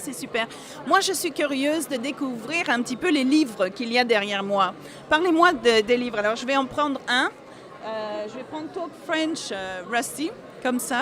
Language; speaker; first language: French; non-native, fluent; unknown